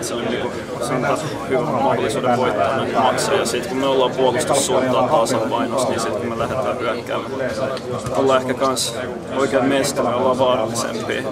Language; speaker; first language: Finnish; native; Finnish